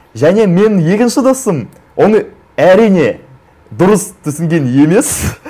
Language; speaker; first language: Kazakh; non-native, local second language; Russian